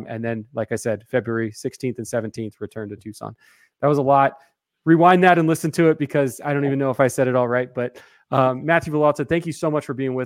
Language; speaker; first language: English; native; English